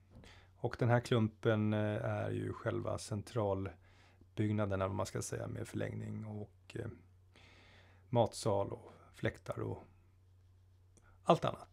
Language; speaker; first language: Swedish; native; Swedish